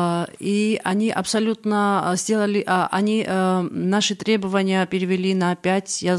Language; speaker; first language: Russian; non-native, fluent; Georgian